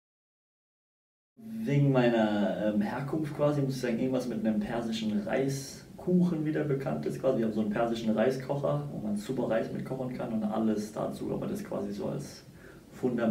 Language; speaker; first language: German; native; German